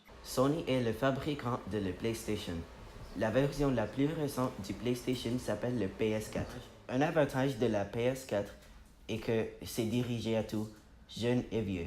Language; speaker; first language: French; non-native, learner; English